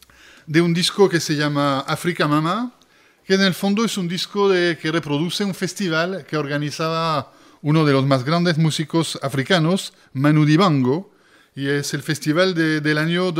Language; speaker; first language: Spanish; native; Spanish